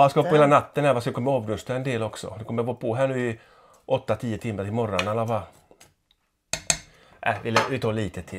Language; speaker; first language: Swedish; native; Swedish